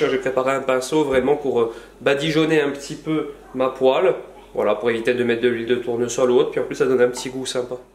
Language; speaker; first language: French; native; French